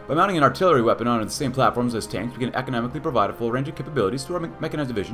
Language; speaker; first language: English; native; English